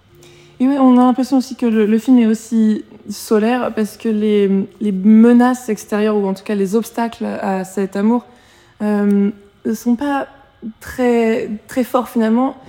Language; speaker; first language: French; native; French